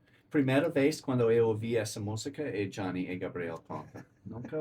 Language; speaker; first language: Portuguese; non-native, learner; English